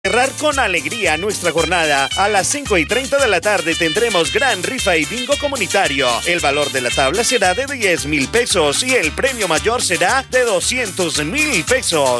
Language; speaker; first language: Spanish; native; Spanish